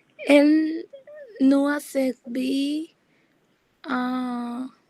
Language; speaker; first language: French; non-native, learner; Spanish